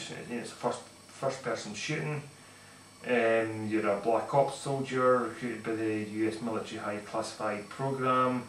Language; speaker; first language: English; native; English